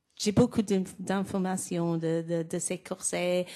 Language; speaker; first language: French; non-native, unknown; English